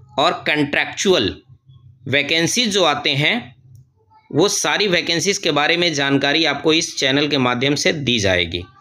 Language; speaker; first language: Hindi; native; Hindi